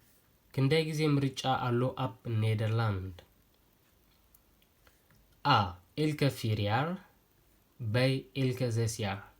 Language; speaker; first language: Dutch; non-native, learner; Tigrinya